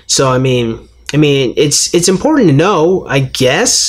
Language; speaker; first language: English; native; English